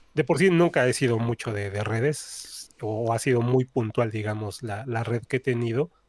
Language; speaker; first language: Spanish; native; Spanish